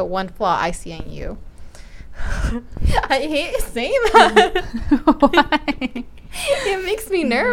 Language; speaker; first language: English; early bilingual, other home language; Spanish